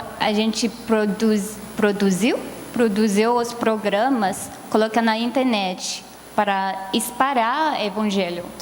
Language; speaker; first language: Portuguese; non-native, learner; Chinese